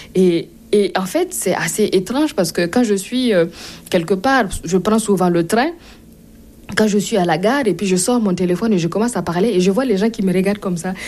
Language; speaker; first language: French; non-native, local second language; Mossi